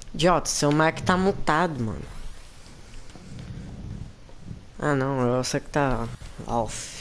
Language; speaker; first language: Portuguese; native; Portuguese